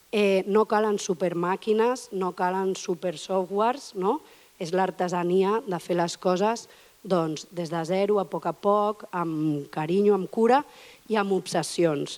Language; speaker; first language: Catalan; native; Catalan